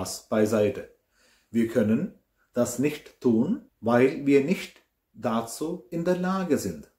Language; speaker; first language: German; non-native, fluent; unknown